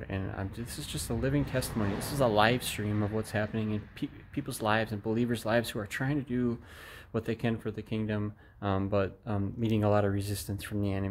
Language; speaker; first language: English; native; English